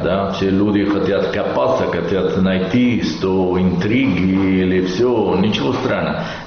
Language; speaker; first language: Russian; non-native, learner; Italian